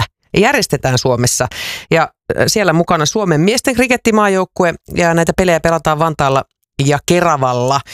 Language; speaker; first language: Finnish; native; Finnish